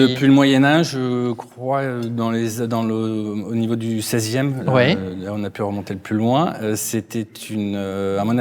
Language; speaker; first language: French; native; French